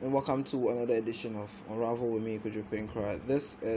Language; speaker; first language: English; non-native, local second language; Akan